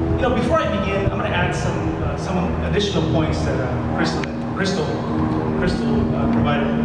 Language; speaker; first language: English; early bilingual, other home language; Spanish